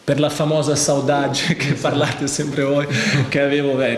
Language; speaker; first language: Italian; non-native, fluent; Portuguese